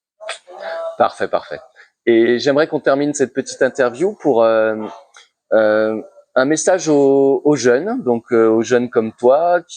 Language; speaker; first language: French; native; French